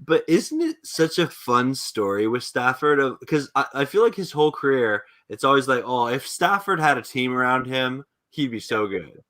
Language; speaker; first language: English; native; English